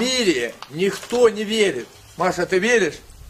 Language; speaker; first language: Russian; native; Russian